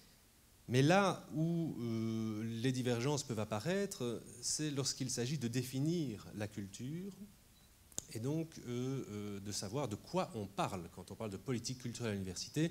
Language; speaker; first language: French; native; French